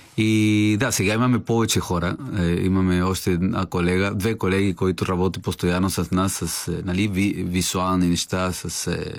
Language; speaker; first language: Bulgarian; non-native, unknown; Spanish